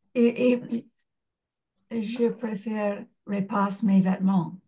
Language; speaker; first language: French; non-native, learner; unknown